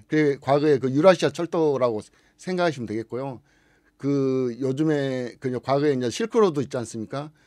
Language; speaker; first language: Korean; native; Korean